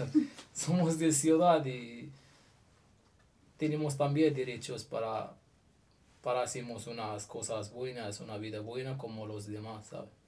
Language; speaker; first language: Spanish; non-native, learner; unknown